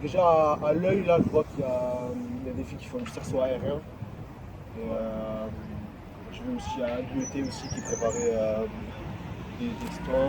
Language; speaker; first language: French; native; French